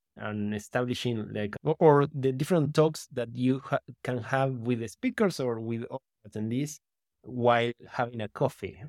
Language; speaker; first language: English; non-native, fluent; Spanish